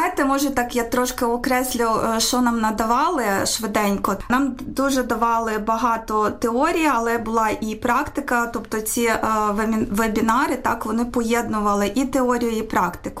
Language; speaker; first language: Ukrainian; native; Ukrainian